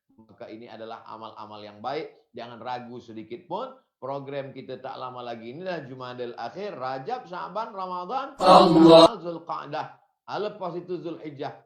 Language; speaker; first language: Malay; non-native, fluent; Indonesian